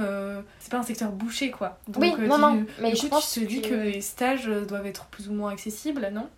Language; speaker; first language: French; native; French